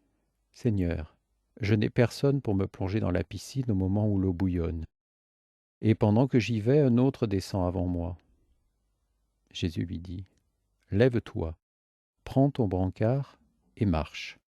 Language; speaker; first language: French; native; French